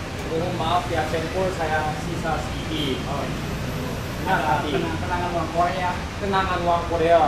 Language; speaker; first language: Indonesian; non-native, learner; Korean